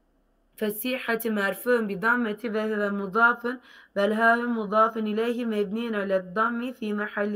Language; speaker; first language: Arabic; non-native, learner; Turkish